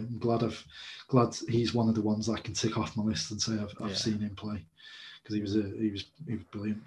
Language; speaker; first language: English; native; English